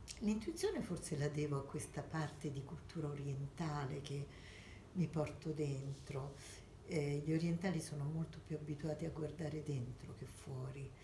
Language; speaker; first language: Italian; early bilingual, other home language; Armenian